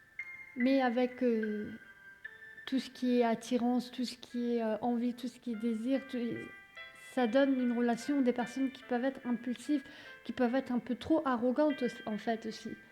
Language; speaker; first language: French; native; French